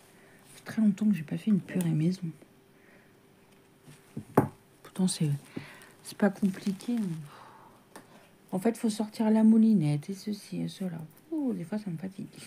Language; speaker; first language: French; native; French